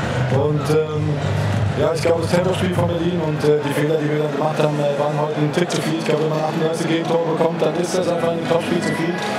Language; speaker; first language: German; native; German